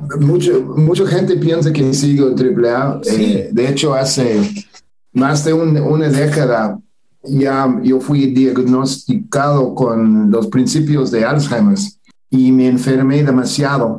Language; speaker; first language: Spanish; non-native, fluent; English